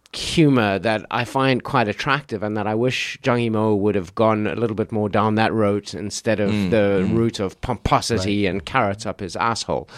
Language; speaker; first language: English; native; English